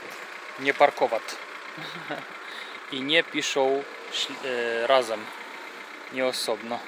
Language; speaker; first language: Polish; non-native, fluent; Russian